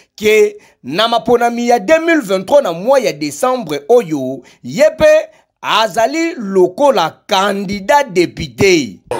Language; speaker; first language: Lingala; native; Lingala